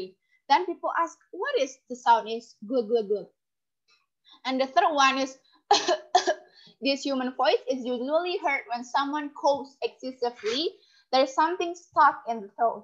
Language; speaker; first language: English; non-native, learner; Indonesian